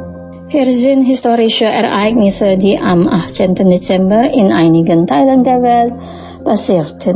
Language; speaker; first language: German; non-native, fluent; Indonesian